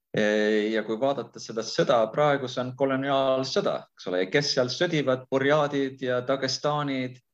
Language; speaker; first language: Estonian; early bilingual, heritage; Estonian